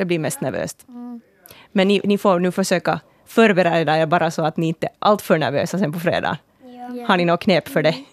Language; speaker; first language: Swedish; native; Swedish